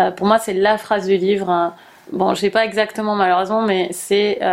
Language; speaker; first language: French; native; French